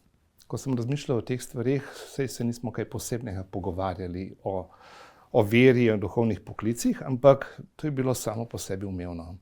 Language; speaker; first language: Slovenian; native; Slovenian